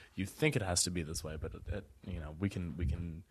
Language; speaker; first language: English; native; English